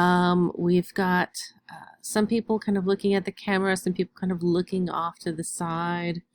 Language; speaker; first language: English; native; English